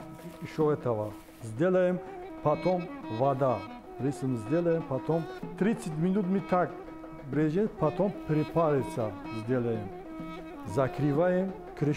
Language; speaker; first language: Russian; non-native, learner; Tajik